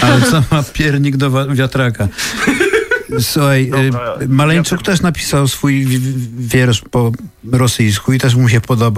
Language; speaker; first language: Polish; native; Polish